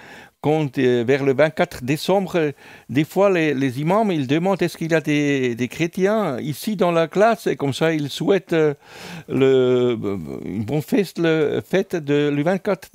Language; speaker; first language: French; non-native, fluent; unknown